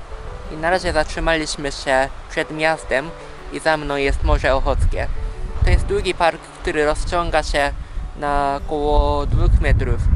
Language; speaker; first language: Polish; early bilingual, heritage; Polish